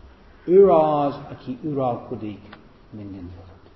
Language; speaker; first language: Hungarian; non-native, fluent; English